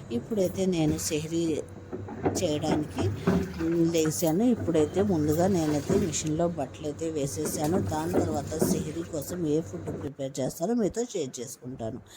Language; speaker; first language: Telugu; non-native, local second language; Urdu